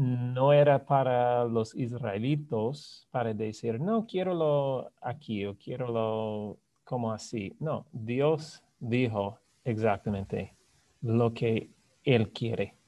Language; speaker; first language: Spanish; non-native, fluent; English